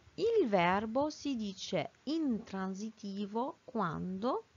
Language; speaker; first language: Italian; non-native, fluent; Arabic